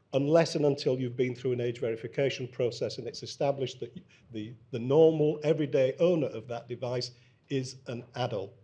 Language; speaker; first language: English; native; English